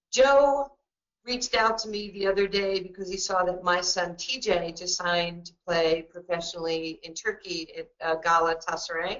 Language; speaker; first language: English; native; English